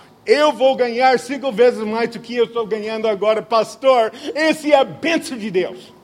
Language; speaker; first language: Portuguese; non-native, fluent; English